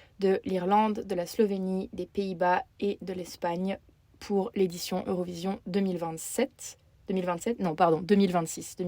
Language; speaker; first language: French; native; French